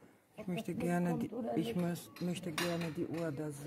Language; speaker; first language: German; non-native, fluent; Russian